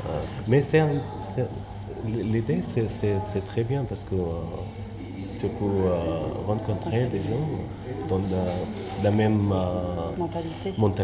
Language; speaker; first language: French; non-native, fluent; Arabic